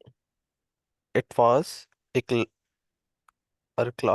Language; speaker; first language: German; non-native, learner; Urdu